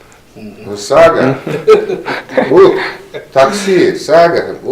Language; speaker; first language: Russian; non-native, learner; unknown